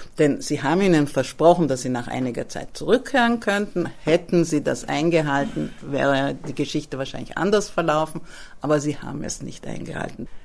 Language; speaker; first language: German; native; German